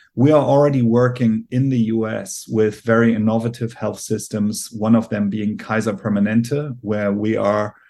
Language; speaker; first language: English; non-native, fluent; German